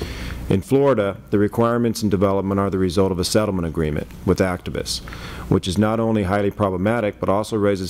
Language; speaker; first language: English; native; English